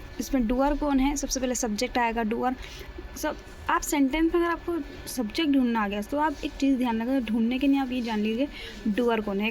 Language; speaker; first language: Hindi; native; Hindi